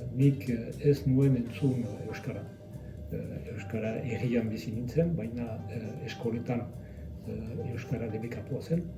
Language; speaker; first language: Basque; non-native, local second language; French